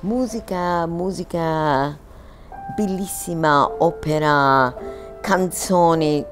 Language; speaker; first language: Italian; non-native, fluent; German